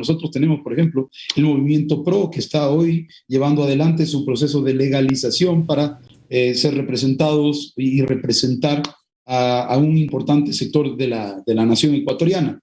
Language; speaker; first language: Spanish; native; Spanish